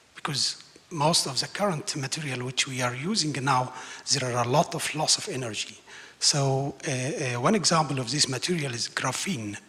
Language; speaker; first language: English; non-native, fluent; Arabic